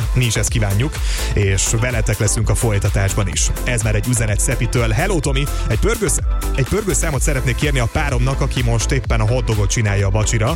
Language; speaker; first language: Hungarian; native; Hungarian